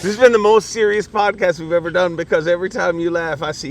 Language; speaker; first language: English; native; English